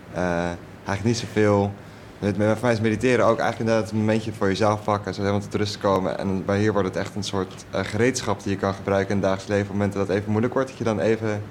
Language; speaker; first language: Dutch; native; Dutch